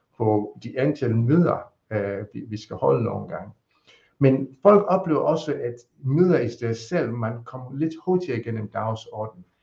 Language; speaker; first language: Danish; non-native, fluent; English